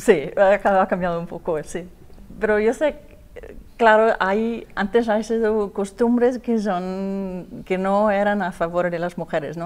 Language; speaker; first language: Spanish; non-native, learner; Danish